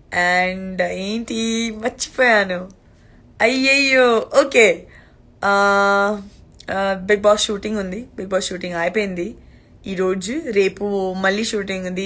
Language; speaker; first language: Telugu; non-native, learner; Gujarati